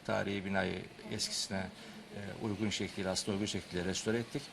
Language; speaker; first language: Turkish; native; Turkish